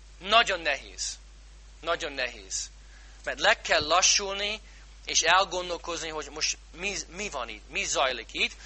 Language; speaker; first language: Hungarian; non-native, fluent; English